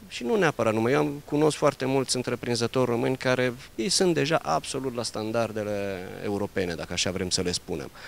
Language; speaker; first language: Romanian; early bilingual, heritage; Romanian